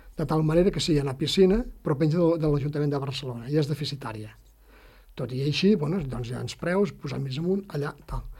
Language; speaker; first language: Catalan; native; Catalan